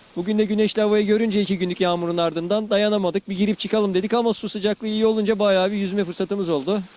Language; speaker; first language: Turkish; native; Turkish